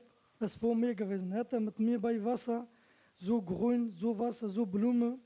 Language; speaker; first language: German; non-native, learner; Turkish